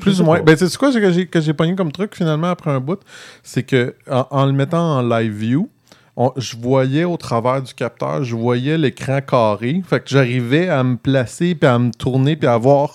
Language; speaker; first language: French; native; French